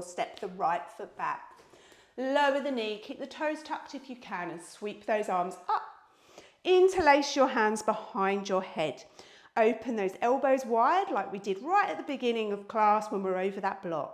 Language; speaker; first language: English; native; English